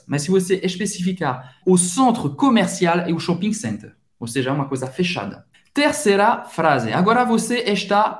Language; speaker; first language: Portuguese; non-native, fluent; French